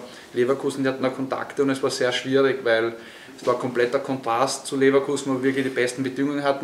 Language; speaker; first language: German; native; German